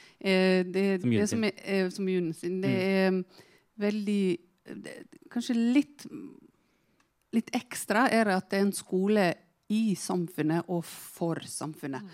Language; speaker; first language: Norwegian; non-native, fluent; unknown